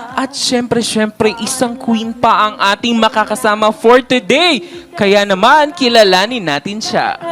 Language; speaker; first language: Filipino; native; Filipino